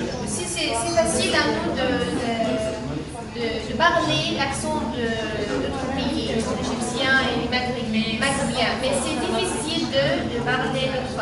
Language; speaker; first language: French; non-native, learner; Arabic